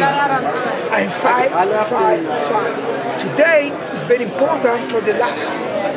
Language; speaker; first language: English; non-native, learner; Spanish